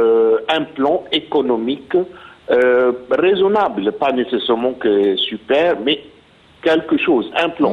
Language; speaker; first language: French; non-native, fluent; Arabic